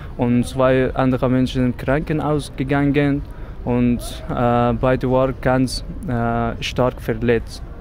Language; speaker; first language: German; non-native, learner; Persian